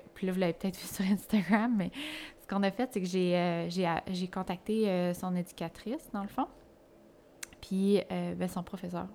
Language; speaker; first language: French; native; French